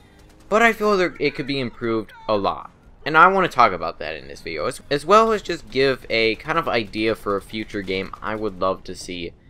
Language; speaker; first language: English; native; English